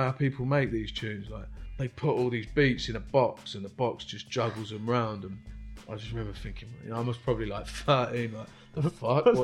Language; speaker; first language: English; native; English